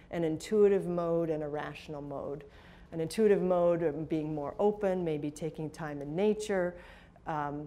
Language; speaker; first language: English; native; English